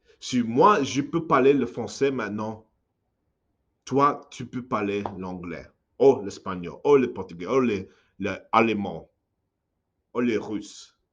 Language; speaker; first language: French; non-native, fluent; English